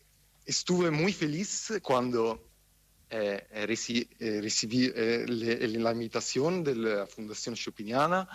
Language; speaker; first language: Spanish; non-native, fluent; Italian